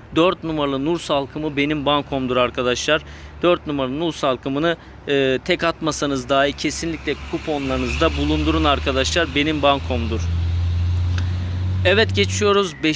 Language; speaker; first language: Turkish; native; Turkish